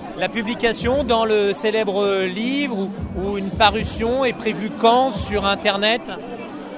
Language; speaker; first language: French; native; French